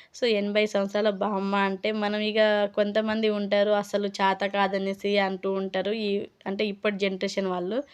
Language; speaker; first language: Telugu; non-native, local second language; Lambadi